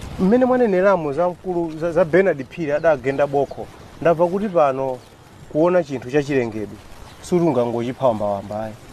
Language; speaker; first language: Nyanja; native; Nyanja